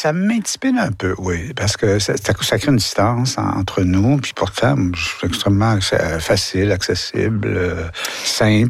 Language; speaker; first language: French; native; French